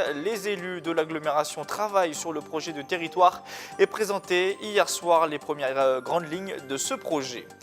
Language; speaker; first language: French; native; French